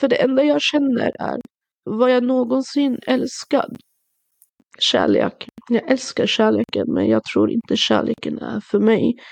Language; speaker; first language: Swedish; early bilingual, other home language; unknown